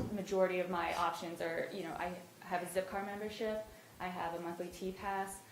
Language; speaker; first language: English; native; English